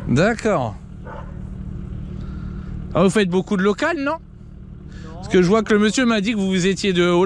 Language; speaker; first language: French; native; French